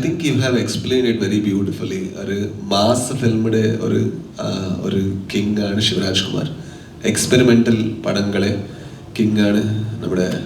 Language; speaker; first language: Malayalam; non-native, local second language; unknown